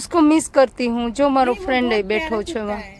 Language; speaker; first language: Hindi; non-native, local second language; Gujarati